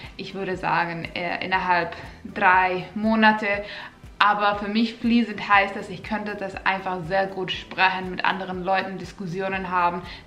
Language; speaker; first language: German; non-native, fluent; Finnish